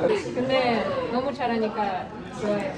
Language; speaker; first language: Korean; non-native, learner; Russian